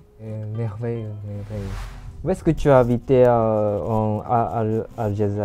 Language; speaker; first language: French; non-native, learner; Japanese